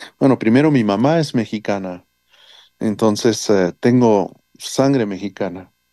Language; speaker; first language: Spanish; early bilingual, heritage; French